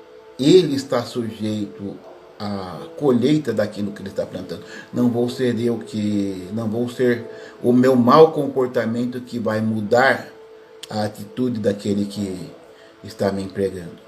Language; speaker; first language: Portuguese; native; Portuguese